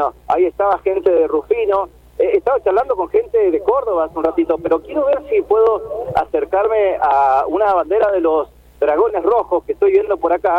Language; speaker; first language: Spanish; native; Spanish